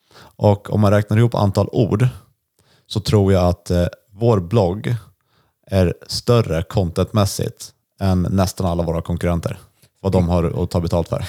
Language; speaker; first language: Swedish; native; Swedish